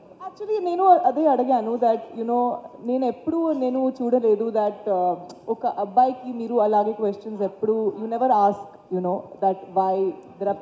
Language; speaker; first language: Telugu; non-native, fluent; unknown